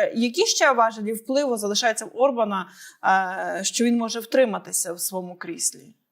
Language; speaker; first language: Ukrainian; native; Ukrainian